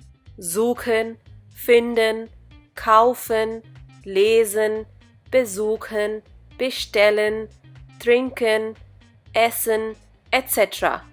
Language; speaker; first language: German; non-native, fluent; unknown